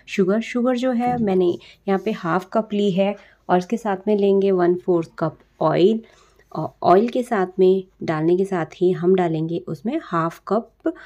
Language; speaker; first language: Hindi; native; Hindi